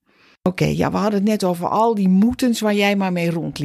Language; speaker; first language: Dutch; native; Dutch